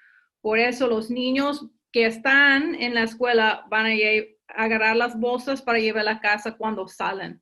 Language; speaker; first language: Spanish; early bilingual, heritage; English